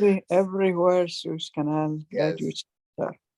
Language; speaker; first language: English; non-native, fluent; Arabic